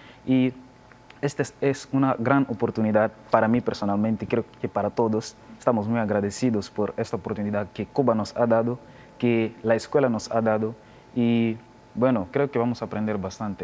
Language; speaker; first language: Spanish; non-native, learner; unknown